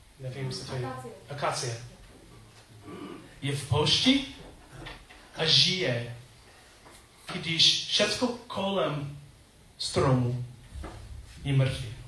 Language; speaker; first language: Czech; non-native, learner; English